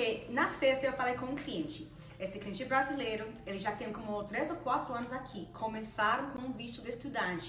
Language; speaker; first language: Portuguese; non-native, fluent; Spanish